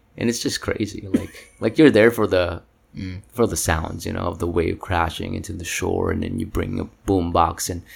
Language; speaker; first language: English; non-native, local second language; Filipino